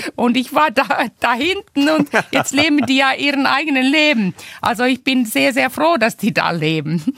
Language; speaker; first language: German; non-native, fluent; Finnish